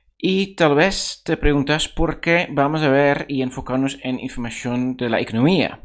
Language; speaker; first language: Spanish; non-native, fluent; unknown